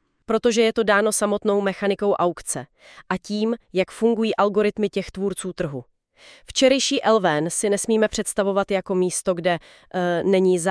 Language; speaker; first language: Czech; native; Czech